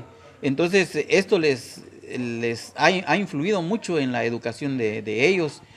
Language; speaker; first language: Spanish; native; Spanish